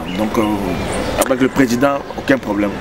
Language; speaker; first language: French; native; French